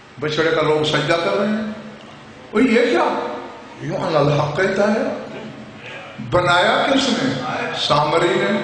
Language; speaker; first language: Urdu; non-native, local second language; Saraiki